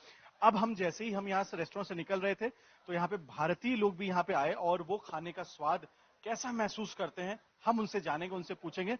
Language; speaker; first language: Hindi; native; Hindi